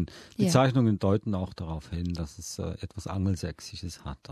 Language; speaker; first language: German; native; German